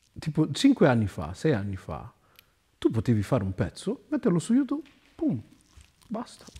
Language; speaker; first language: Italian; early bilingual, other home language; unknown